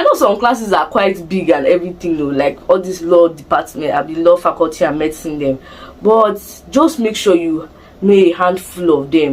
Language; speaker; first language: English; non-native, local second language; Igbo